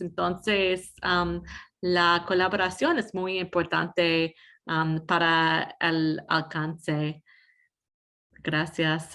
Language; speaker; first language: Spanish; non-native, fluent; English